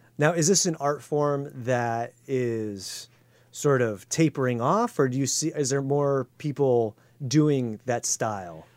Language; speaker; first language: English; native; English